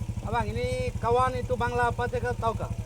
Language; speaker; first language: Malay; non-native, learner; Bangla